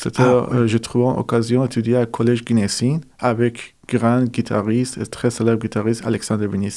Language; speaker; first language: French; non-native, fluent; Persian